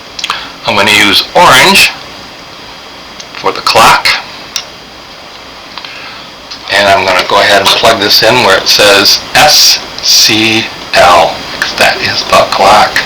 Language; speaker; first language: English; native; English